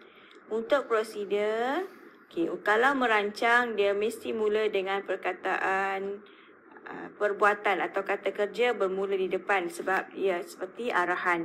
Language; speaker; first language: Malay; native; Malay